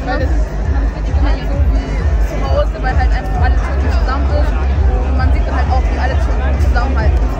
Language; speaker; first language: German; early bilingual, other home language; Turkish